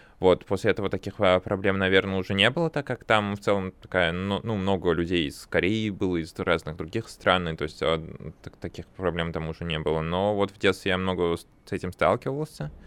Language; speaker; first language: Russian; early bilingual, other home language; Armenian